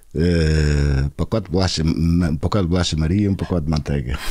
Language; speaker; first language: Portuguese; non-native, local second language; Kabuverdianu